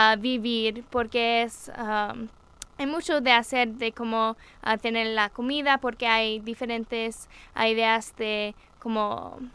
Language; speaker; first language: Spanish; non-native, learner; English